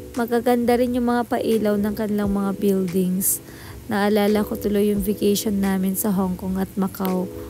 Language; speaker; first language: Filipino; native; Filipino